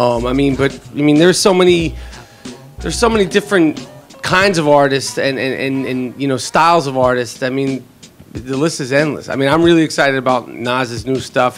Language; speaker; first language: English; native; English